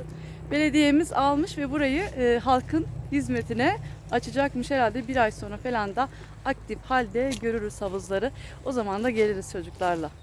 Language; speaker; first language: Turkish; native; Turkish